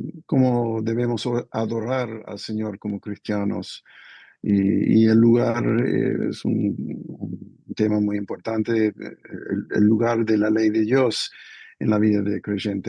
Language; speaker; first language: Spanish; non-native, fluent; English